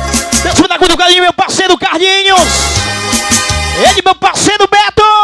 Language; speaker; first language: Portuguese; native; Portuguese